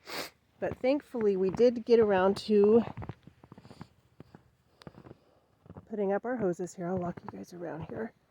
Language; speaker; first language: English; native; English